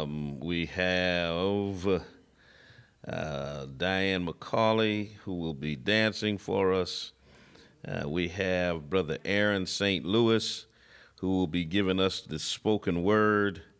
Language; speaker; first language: English; native; English